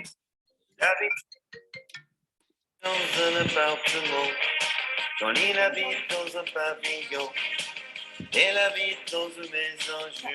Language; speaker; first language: French; non-native, learner; Spanish